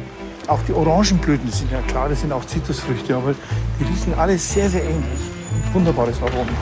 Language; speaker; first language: German; native; German